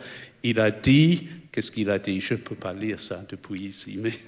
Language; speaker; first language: French; non-native, fluent; English